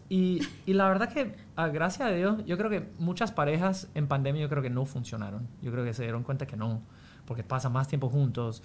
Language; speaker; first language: Spanish; non-native, fluent; English